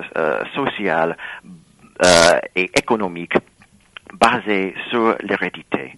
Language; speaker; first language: French; non-native, fluent; English